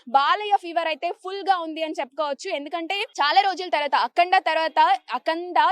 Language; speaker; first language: Telugu; native; Telugu